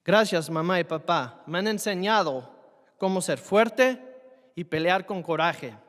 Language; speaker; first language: Spanish; early bilingual, heritage; Spanish